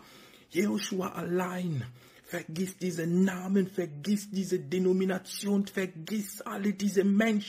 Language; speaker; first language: German; non-native, fluent; French